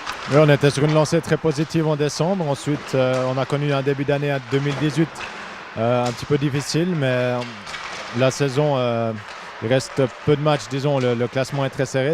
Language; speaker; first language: French; native; French